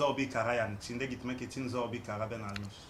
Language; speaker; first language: Turkish; non-native, learner; French